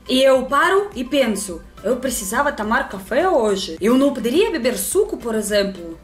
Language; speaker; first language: Portuguese; non-native, fluent; Russian